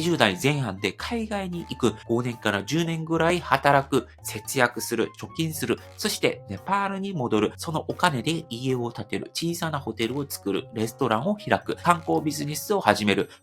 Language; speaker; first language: Japanese; non-native, fluent; Korean